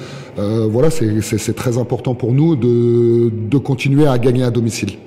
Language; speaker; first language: French; native; French